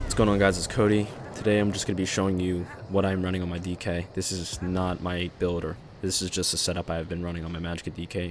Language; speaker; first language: English; native; English